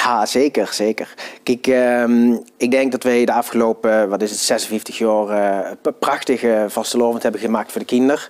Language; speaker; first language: Dutch; native; Dutch